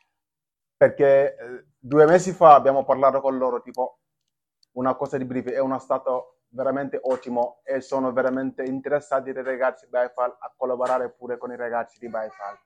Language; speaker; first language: Italian; non-native, fluent; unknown